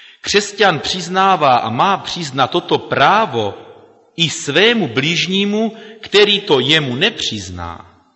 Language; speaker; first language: Czech; native; Czech